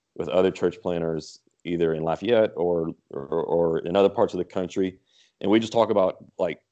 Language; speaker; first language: English; native; English